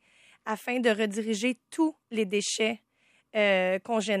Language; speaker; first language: French; native; French